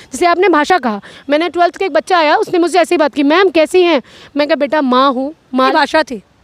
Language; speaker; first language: Hindi; native; Hindi